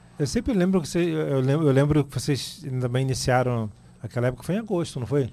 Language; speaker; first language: Portuguese; native; Portuguese